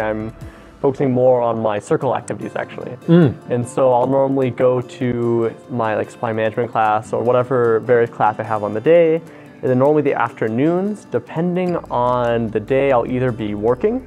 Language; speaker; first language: English; native; English